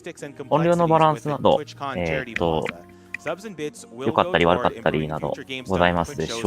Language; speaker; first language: Japanese; native; Japanese